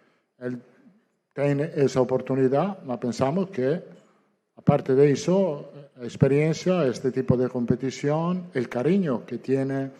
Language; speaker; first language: Spanish; non-native, fluent; Italian